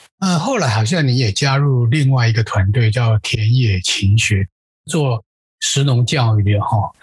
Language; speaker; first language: Chinese; native; Chinese